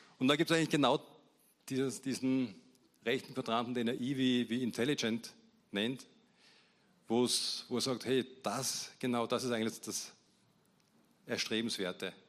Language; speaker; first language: German; native; German